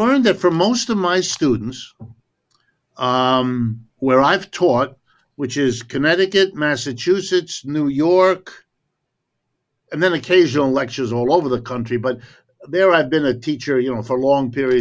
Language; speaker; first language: English; early bilingual, other home language; German